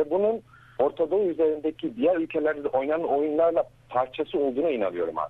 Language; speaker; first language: Turkish; native; Turkish